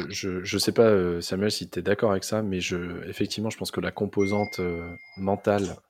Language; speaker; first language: French; native; French